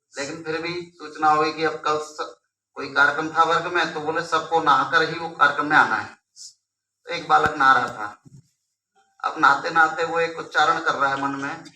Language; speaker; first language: Hindi; non-native, local second language; Punjabi